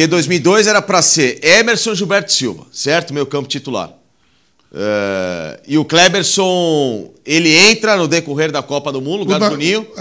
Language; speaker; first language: Portuguese; native; Portuguese